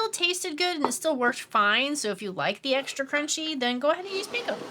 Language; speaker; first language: English; native; English